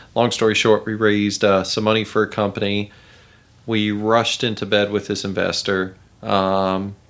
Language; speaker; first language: English; native; English